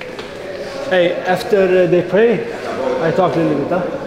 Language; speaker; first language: English; non-native, fluent; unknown